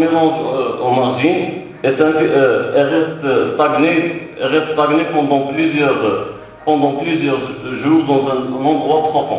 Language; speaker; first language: French; non-native, local second language; Arabic